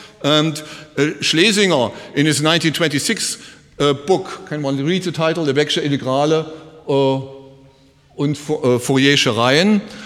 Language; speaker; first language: English; non-native, fluent; German